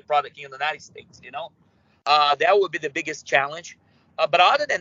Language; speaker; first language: English; non-native, fluent; Spanish